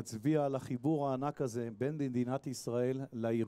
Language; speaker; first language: Hebrew; native; Hebrew